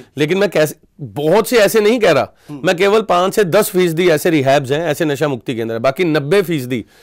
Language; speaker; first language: Hindi; non-native, local second language; Punjabi